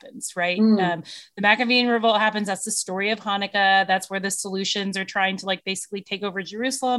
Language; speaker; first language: English; native; English